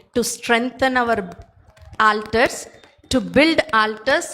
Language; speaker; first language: English; non-native, local second language; Telugu